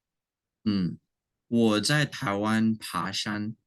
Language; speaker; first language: Chinese; non-native, learner; English